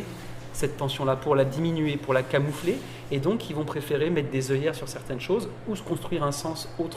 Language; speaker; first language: French; native; French